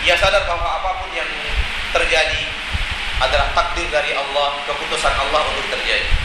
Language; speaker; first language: Indonesian; non-native, local second language; Minangkabau